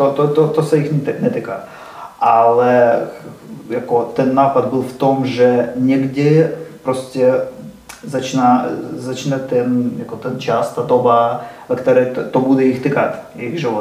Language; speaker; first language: Czech; non-native, learner; Russian